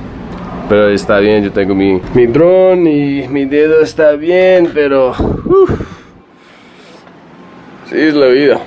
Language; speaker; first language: Spanish; non-native, fluent; English